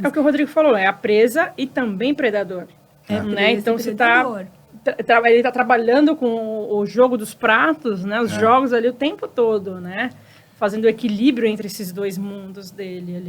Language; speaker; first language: Portuguese; native; Portuguese